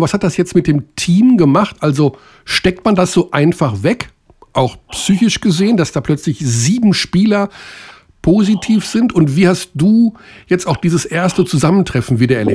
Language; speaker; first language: German; native; German